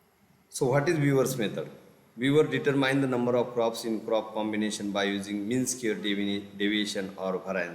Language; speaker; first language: English; non-native, local second language; Marathi